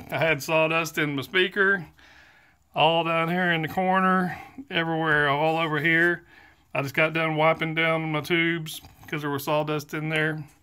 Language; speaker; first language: English; native; English